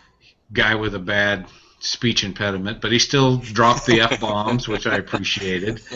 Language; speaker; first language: English; native; English